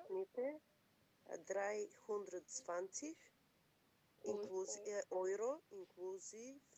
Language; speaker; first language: German; non-native, learner; Macedonian